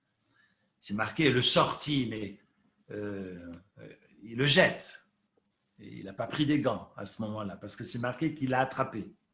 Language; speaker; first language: French; native; French